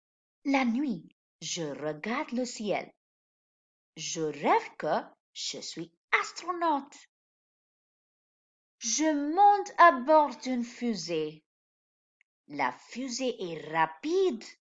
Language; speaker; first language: French; non-native, fluent; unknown